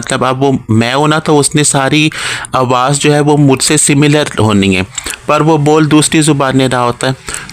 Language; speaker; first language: Urdu; non-native, local second language; Punjabi